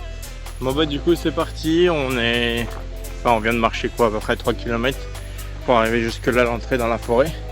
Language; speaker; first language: French; native; French